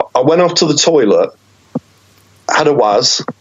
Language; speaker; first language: English; native; English